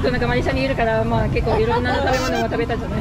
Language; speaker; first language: Japanese; non-native, fluent; Malay